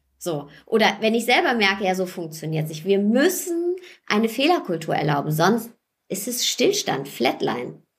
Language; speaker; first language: German; early bilingual, other home language; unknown